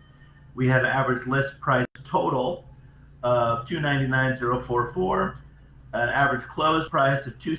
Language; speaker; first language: English; native; English